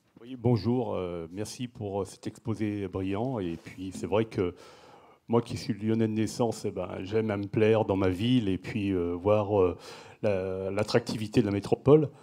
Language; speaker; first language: French; native; French